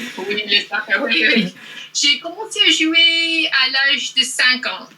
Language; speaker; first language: French; non-native, learner; English